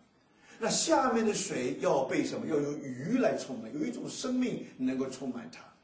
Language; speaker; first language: Chinese; native; Chinese